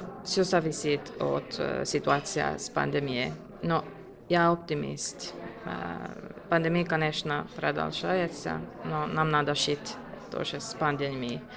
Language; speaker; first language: Russian; non-native, learner; Finnish